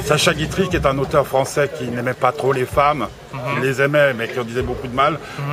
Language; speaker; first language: French; native; French